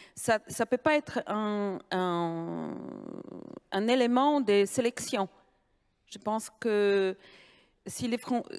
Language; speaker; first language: French; non-native, fluent; Polish